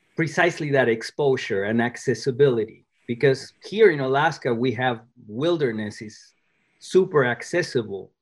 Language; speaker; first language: English; non-native, fluent; Spanish